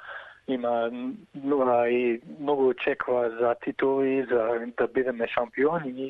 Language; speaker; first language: Macedonian; early bilingual, heritage; Macedonian